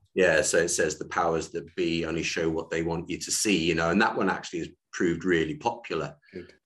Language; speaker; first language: English; native; English